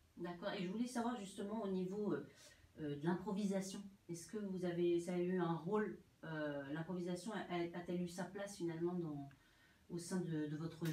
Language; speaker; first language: French; native; French